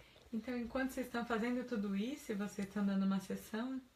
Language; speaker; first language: Portuguese; native; Portuguese